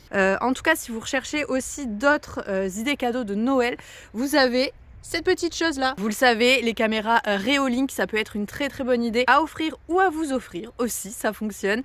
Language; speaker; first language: French; native; French